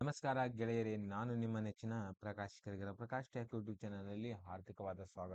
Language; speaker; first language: Kannada; native; Kannada